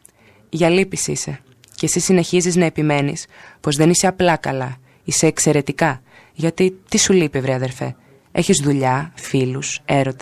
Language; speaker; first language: Greek; native; Greek